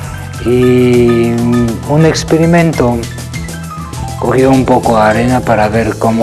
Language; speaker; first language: Spanish; non-native, learner; Bulgarian